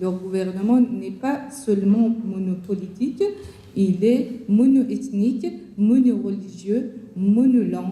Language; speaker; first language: French; non-native, fluent; Persian